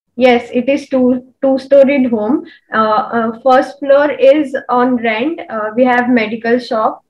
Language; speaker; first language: English; non-native, local second language; Marathi